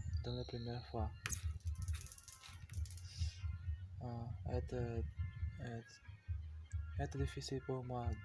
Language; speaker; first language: French; non-native, learner; Portuguese